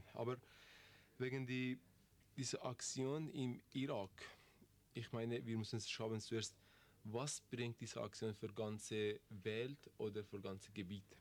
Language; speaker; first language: German; non-native, learner; Persian